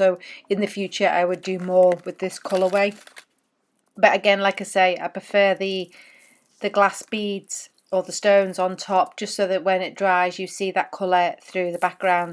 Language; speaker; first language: English; native; English